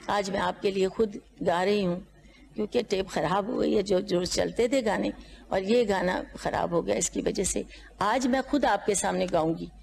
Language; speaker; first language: Urdu; non-native, local second language; Punjabi